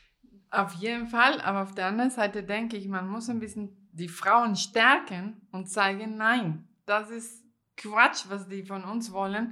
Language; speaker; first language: German; non-native, fluent; Spanish